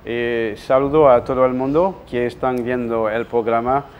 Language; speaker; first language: Spanish; non-native, fluent; Haitian Creole